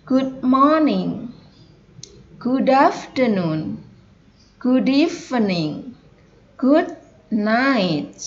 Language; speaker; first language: English; non-native, fluent; Indonesian